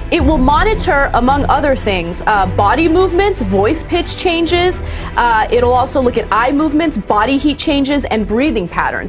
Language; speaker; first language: English; native; English